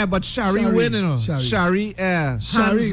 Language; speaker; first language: English; native; English